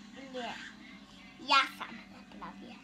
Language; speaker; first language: Polish; early bilingual, other home language; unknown